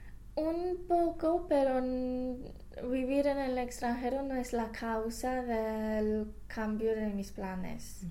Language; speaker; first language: Spanish; non-native, fluent; English